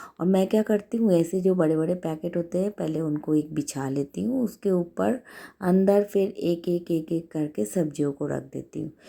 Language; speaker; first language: Hindi; non-native, local second language; Bangla